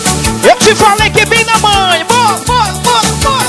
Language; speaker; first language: Portuguese; native; Portuguese